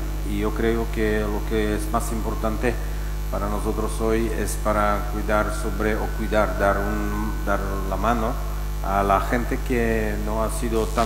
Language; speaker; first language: Spanish; non-native, fluent; Czech